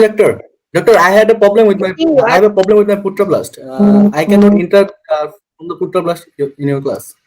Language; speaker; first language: English; non-native, learner; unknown